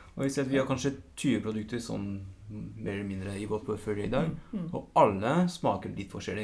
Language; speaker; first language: Norwegian; non-native, fluent; French